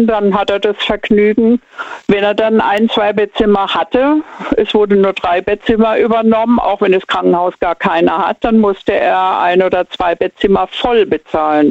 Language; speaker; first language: German; native; German